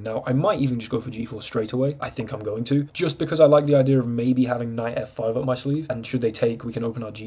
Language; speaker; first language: English; native; English